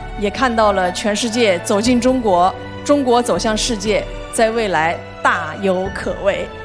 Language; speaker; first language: Chinese; native; Chinese